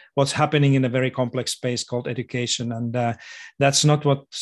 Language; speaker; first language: English; non-native, fluent; Finnish